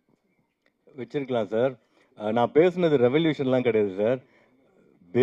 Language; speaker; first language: Tamil; native; Tamil